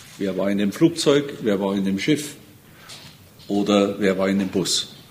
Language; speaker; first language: German; native; German